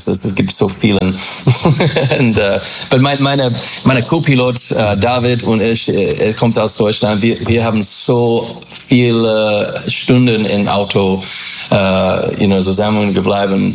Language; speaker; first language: German; non-native, learner; English